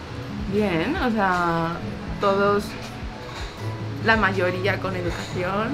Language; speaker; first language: Spanish; early bilingual, other home language; Chinese